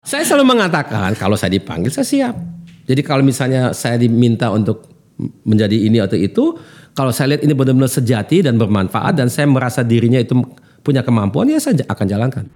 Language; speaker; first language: Indonesian; early bilingual, heritage; German